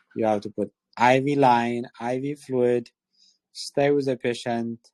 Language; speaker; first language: English; non-native, local second language; Amharic